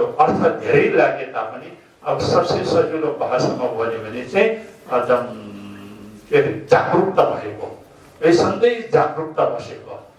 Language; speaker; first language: Nepali; non-native, local second language; Sherpa